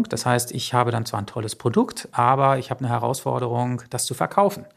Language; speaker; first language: German; native; German